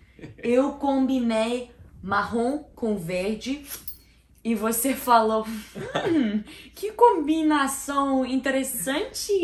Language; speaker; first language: Portuguese; non-native, learner; English